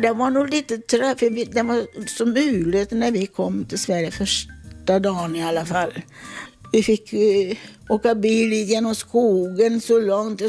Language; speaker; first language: Swedish; non-native, fluent; Italian